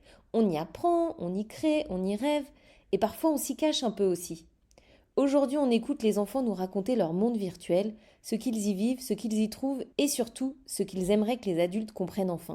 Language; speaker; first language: French; native; French